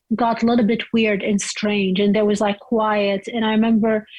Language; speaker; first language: English; non-native, fluent; Arabic